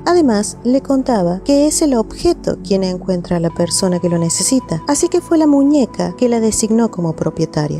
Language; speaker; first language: Spanish; native; Spanish